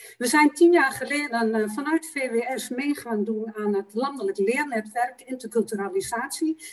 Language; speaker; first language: Dutch; native; Dutch